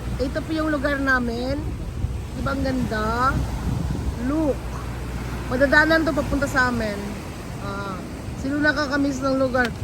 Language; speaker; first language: Filipino; non-native, local second language; Cebuano